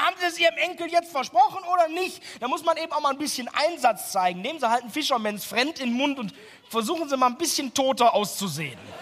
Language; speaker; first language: German; native; German